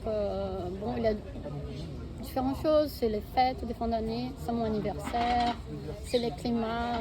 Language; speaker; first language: French; non-native, fluent; Portuguese